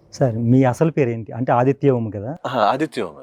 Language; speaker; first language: Telugu; native; Telugu